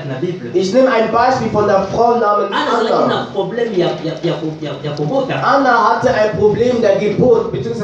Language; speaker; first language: German; non-native, learner; French